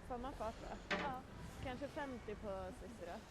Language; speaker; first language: Swedish; native; Swedish